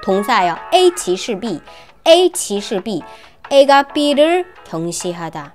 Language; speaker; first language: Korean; non-native, fluent; Chinese